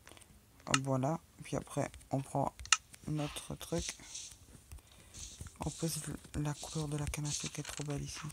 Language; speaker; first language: French; native; French